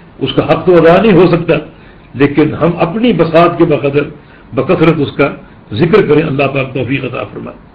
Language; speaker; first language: Urdu; native; Urdu